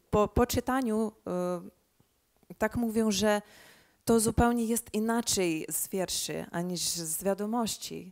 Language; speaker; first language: Polish; early bilingual, heritage; Polish